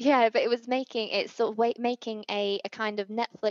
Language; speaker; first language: English; native; English